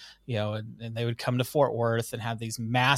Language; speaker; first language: English; native; English